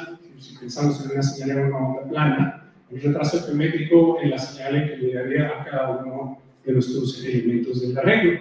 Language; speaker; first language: Spanish; native; Spanish